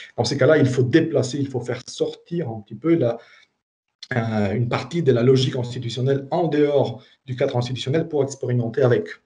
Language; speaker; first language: French; non-native, fluent; Polish